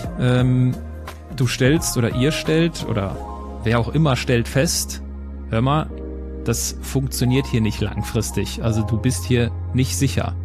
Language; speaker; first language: German; native; German